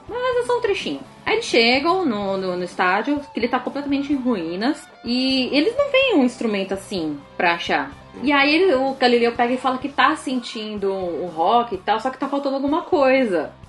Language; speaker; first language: Portuguese; native; Portuguese